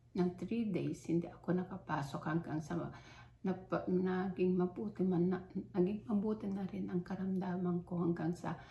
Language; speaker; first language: Filipino; non-native, local second language; Iloko